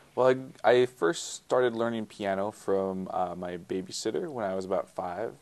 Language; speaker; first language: English; native; English